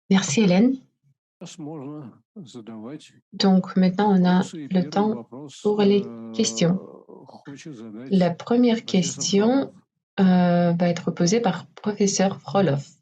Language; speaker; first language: French; non-native, fluent; Russian